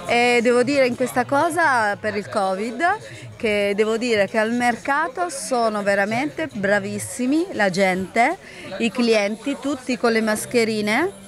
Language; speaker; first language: Italian; native; Italian